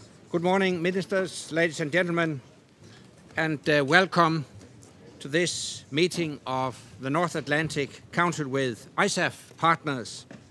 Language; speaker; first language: English; non-native, fluent; Danish